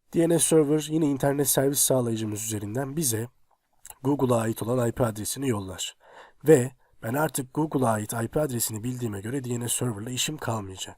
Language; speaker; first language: Turkish; native; Turkish